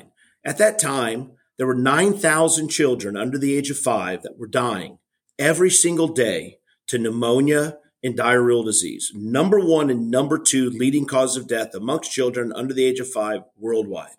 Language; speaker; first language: English; native; English